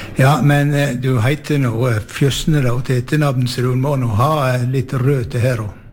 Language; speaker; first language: Norwegian; native; Norwegian